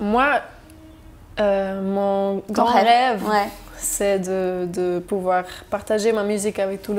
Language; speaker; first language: French; non-native, local second language; German